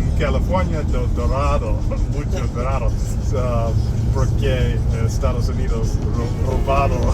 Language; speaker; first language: Spanish; non-native, learner; English